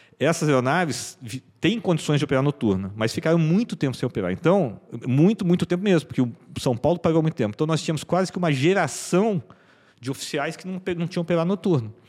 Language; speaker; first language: Portuguese; native; Portuguese